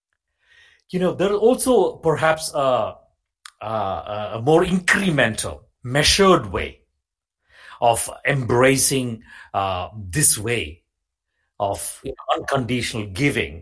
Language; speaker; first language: English; non-native, local second language; Malayalam